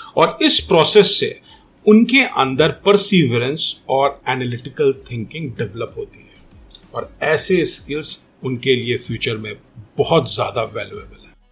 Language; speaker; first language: Hindi; native; Hindi